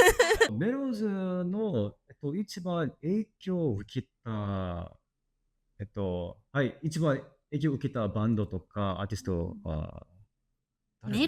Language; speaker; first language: Japanese; non-native, learner; English